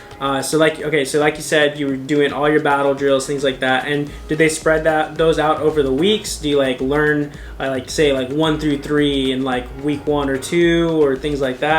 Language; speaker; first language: English; native; English